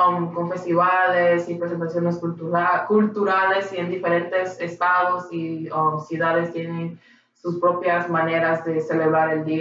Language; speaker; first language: Spanish; early bilingual, heritage; Spanish